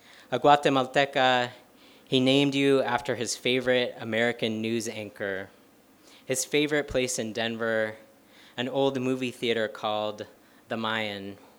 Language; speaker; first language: English; native; English